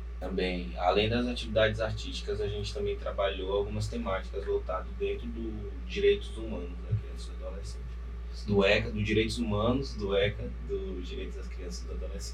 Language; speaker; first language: Portuguese; native; Portuguese